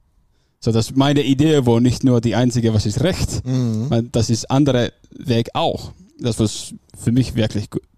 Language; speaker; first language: German; non-native, fluent; Finnish